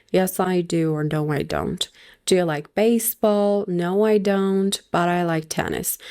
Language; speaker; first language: English; non-native, fluent; Persian